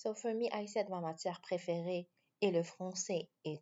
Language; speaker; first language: French; non-native, fluent; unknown